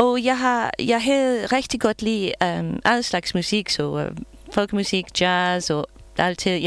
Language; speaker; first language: Danish; non-native, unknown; English